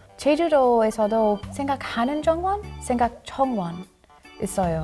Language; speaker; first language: Korean; non-native, learner; English